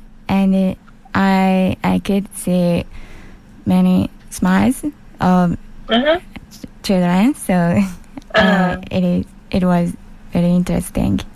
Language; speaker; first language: English; non-native, learner; Japanese